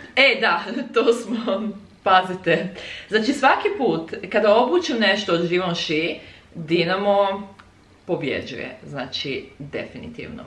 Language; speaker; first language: Serbian; early bilingual, heritage; Serbian